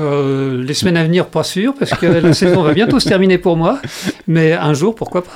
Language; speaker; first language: French; native; French